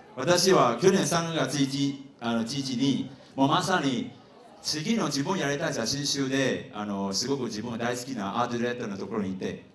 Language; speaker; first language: Japanese; non-native, fluent; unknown